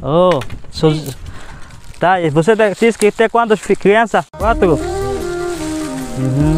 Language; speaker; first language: Portuguese; non-native, learner; Bangla